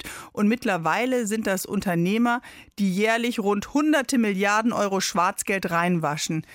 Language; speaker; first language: German; native; German